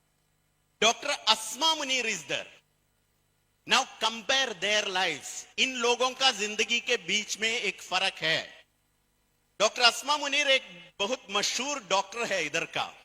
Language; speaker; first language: Hindi; non-native, local second language; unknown